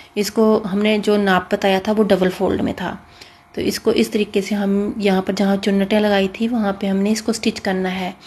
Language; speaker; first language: Hindi; native; Hindi